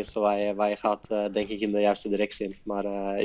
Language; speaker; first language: Dutch; non-native, fluent; Norwegian